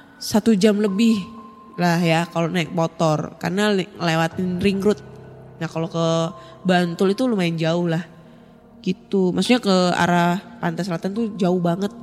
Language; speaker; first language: Indonesian; native; Indonesian